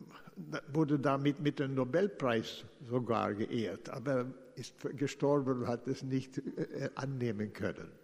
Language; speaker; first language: German; non-native, fluent; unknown